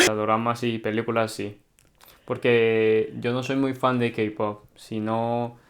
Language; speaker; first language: Spanish; early bilingual, other home language; Korean